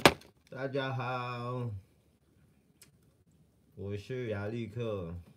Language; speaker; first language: Chinese; non-native, learner; Filipino